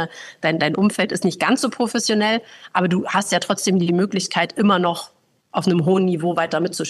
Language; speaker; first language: German; native; German